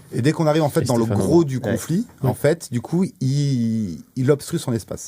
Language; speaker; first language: French; native; French